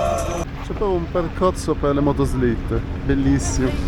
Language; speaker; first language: Italian; native; Italian